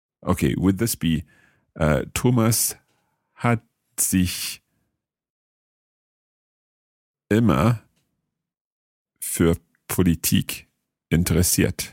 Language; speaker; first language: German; non-native, learner; English